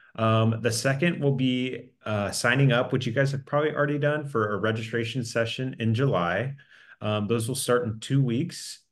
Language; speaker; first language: English; native; English